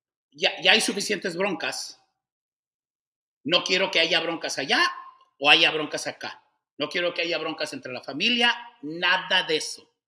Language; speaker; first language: Spanish; early bilingual, heritage; Spanish